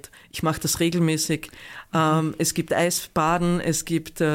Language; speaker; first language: German; native; German